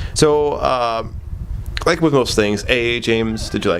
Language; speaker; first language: English; native; English